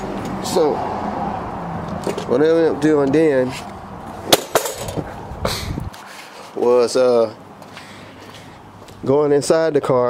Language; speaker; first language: English; native; English